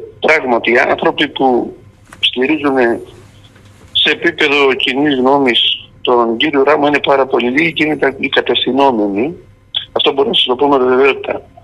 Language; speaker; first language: Greek; native; Greek